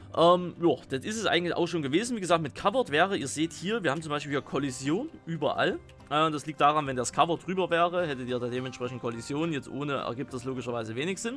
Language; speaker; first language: German; native; German